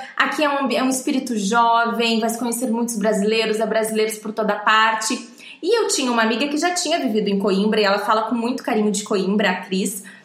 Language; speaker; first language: Portuguese; native; Portuguese